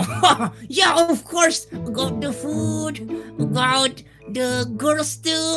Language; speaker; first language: English; non-native, learner; Indonesian